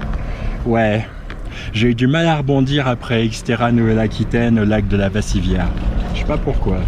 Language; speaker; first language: French; native; French